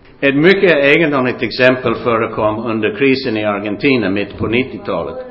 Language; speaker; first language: Swedish; non-native, fluent; English